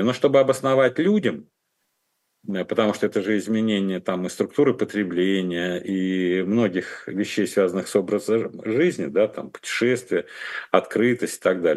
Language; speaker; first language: Russian; native; Russian